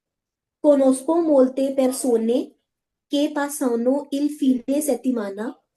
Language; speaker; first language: Italian; non-native, learner; Hindi